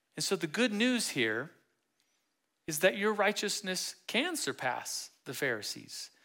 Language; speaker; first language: English; native; English